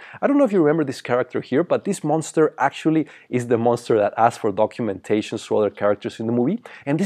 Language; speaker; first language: English; non-native, fluent; Spanish